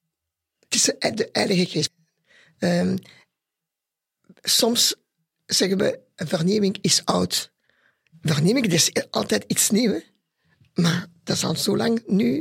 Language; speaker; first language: Dutch; non-native, local second language; French